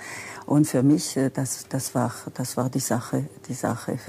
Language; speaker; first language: German; non-native, local second language; French